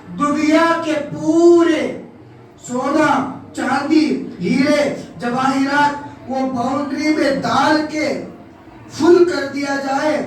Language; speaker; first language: Urdu; native; Urdu